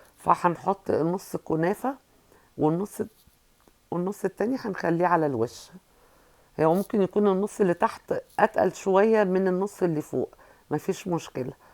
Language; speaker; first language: Arabic; native; Arabic